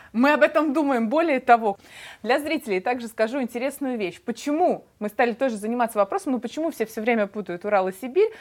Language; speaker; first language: Russian; native; Russian